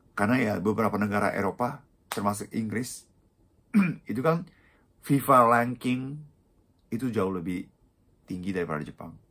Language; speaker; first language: Indonesian; non-native, fluent; Japanese